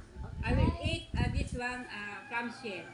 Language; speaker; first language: English; non-native, learner; Filipino